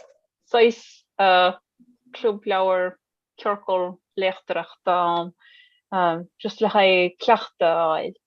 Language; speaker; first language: Irish; non-native, learner; English